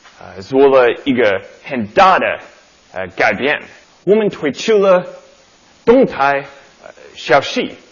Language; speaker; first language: Chinese; non-native, learner; English